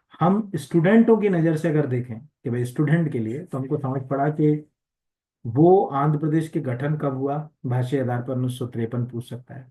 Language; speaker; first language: Hindi; native; Hindi